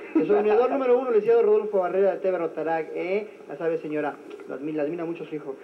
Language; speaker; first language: Spanish; native; Spanish